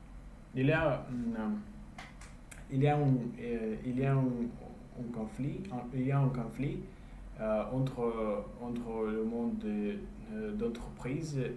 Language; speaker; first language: French; non-native, learner; English